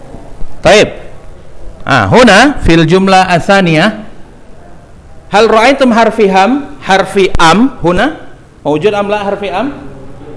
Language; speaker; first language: Arabic; non-native, fluent; Indonesian